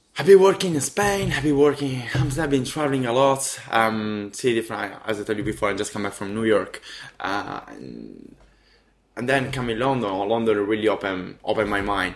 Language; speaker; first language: English; non-native, fluent; Italian